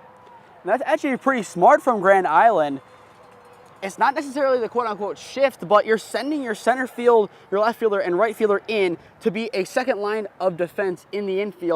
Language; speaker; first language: English; native; English